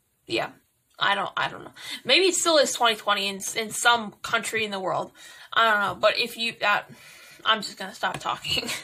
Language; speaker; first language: English; native; English